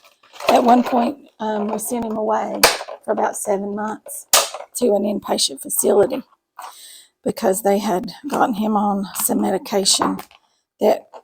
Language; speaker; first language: English; native; English